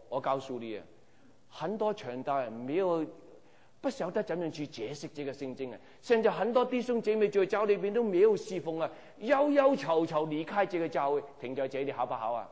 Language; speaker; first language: Chinese; non-native, local second language; Cantonese